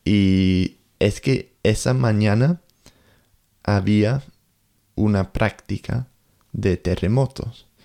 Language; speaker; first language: Spanish; non-native, learner; English